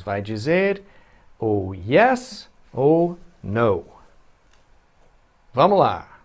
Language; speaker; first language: Portuguese; non-native, fluent; English